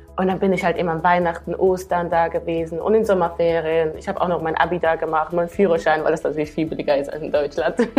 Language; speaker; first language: German; non-native, fluent; Slovak